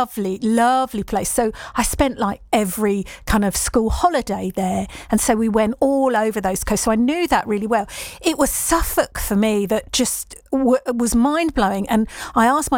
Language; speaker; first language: English; native; English